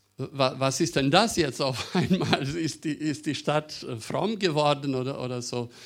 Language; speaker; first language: German; non-native, fluent; Serbian